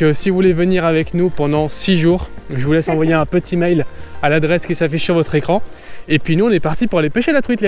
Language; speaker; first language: French; native; French